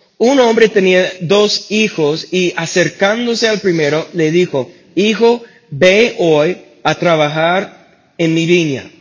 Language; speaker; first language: Spanish; non-native, fluent; English